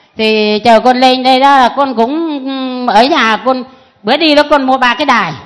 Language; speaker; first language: Vietnamese; native; Vietnamese